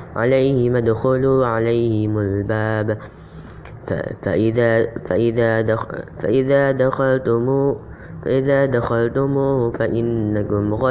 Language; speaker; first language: Arabic; non-native, learner; Indonesian